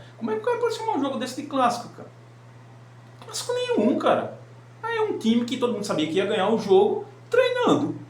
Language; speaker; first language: Portuguese; native; Portuguese